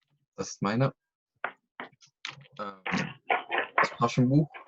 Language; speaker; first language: German; non-native, fluent; English